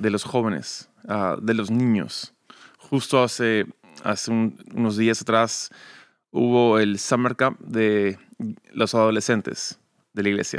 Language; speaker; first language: Spanish; early bilingual, other home language; English